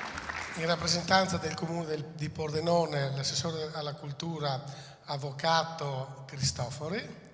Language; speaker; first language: Italian; native; Italian